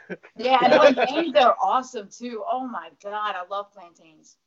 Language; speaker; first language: English; early bilingual, other home language; Russian